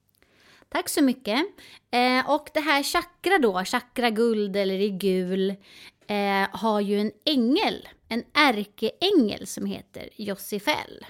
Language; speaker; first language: Swedish; native; Swedish